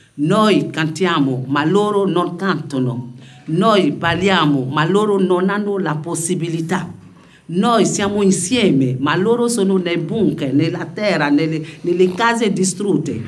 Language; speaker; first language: Italian; non-native, fluent; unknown